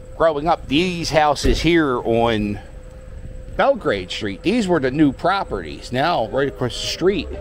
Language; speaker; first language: English; native; English